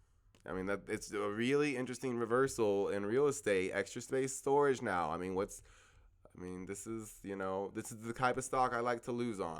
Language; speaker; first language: English; native; English